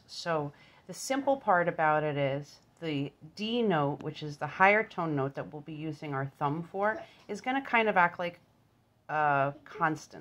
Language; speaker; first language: English; native; English